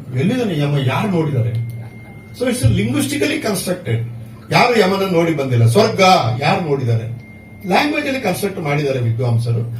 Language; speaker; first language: Kannada; non-native, local second language; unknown